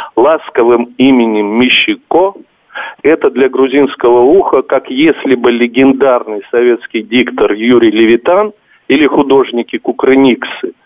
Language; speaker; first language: Russian; non-native, local second language; Georgian